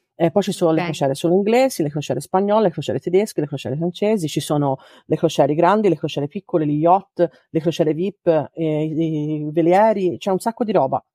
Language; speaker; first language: Italian; native; Italian